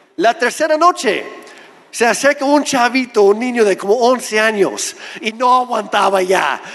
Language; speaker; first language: Spanish; non-native, fluent; English